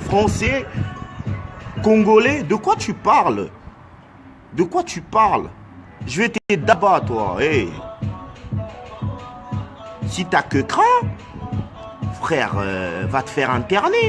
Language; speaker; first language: French; non-native, local second language; Lingala